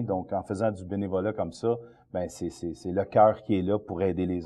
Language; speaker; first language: French; native; French